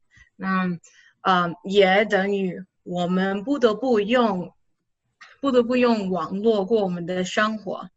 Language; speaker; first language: Chinese; non-native, fluent; English